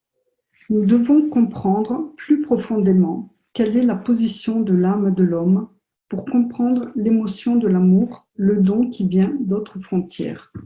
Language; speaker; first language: French; native; French